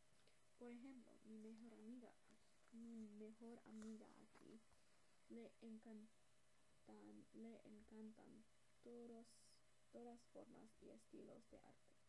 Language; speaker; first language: Spanish; non-native, learner; English